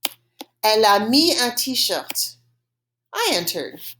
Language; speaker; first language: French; non-native, fluent; English